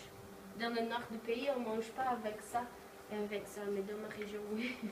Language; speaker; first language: French; non-native, learner; Portuguese